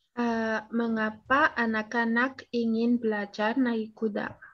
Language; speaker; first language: Indonesian; non-native, learner; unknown